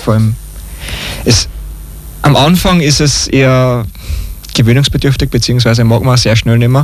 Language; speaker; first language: German; native; German